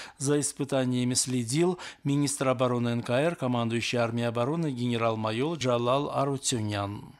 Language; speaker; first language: Russian; non-native, local second language; Armenian